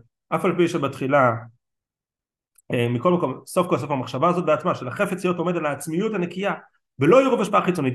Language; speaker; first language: Hebrew; native; Hebrew